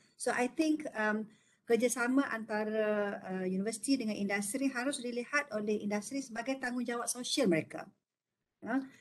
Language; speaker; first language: Malay; native; Malay